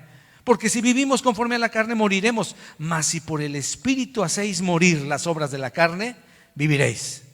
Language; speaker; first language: Spanish; native; Spanish